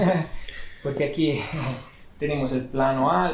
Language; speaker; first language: Spanish; non-native, fluent; Italian